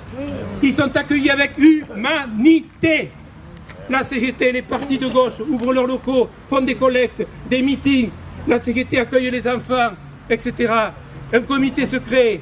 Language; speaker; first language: French; native; French